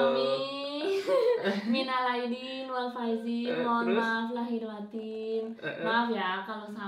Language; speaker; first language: Indonesian; non-native, fluent; Spanish